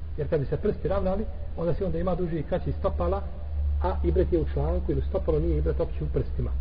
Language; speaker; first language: Bosnian; native; Bosnian